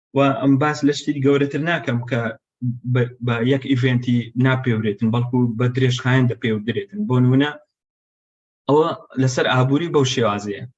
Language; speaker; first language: Central Kurdish; non-native, local second language; Kurdish